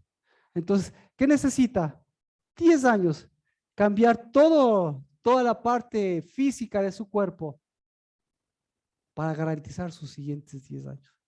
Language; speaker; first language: Spanish; native; Spanish